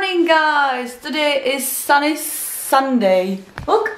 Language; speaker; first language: English; non-native, learner; Czech